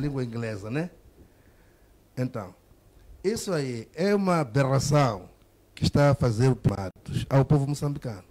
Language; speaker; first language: Portuguese; native; Portuguese